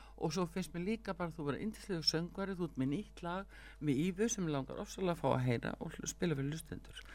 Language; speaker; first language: Icelandic; early bilingual, heritage; Icelandic